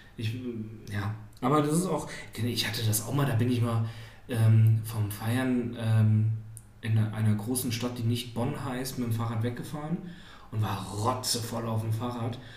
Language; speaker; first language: German; native; German